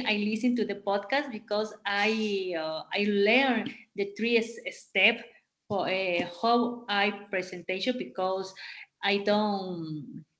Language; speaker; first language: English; non-native, learner; Spanish